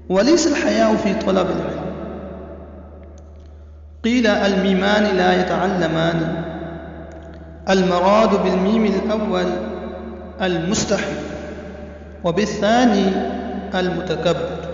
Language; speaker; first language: Arabic; non-native, fluent; Urdu